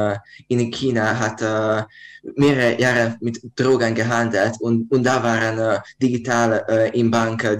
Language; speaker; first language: German; non-native, learner; Hungarian